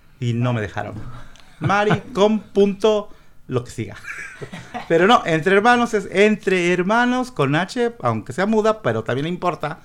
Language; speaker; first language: Spanish; native; Spanish